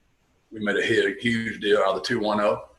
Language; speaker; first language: English; native; English